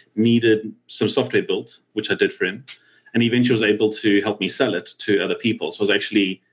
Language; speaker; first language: English; native; English